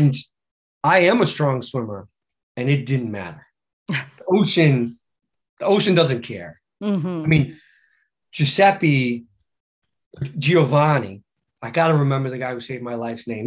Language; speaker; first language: English; native; English